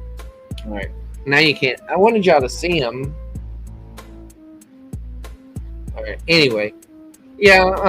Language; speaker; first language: English; native; English